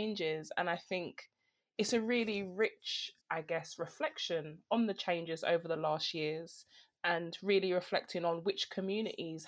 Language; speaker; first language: English; native; English